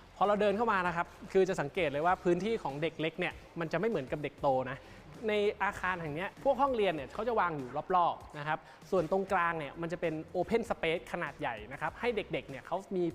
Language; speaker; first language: Thai; native; Thai